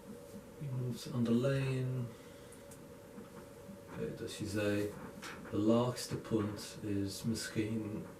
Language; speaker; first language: Dutch; non-native, learner; English